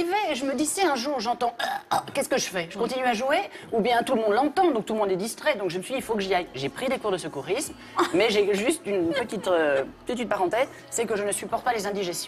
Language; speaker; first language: French; native; French